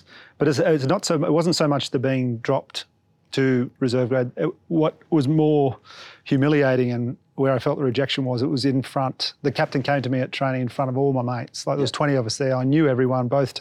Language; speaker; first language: English; native; English